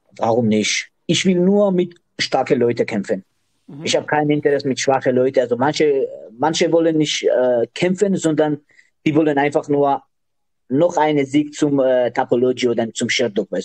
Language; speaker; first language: German; non-native, learner; Georgian